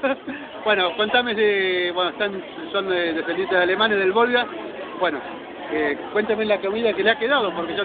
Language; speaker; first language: Spanish; native; Spanish